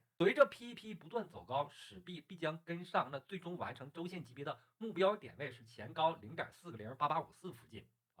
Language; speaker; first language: Chinese; native; Chinese